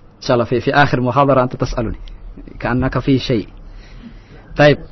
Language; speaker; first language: Arabic; non-native, fluent; Indonesian